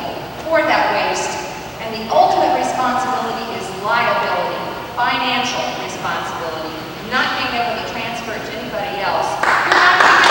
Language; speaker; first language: English; native; English